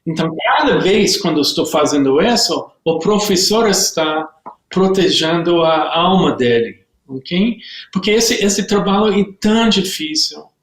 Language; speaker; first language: Portuguese; non-native, learner; English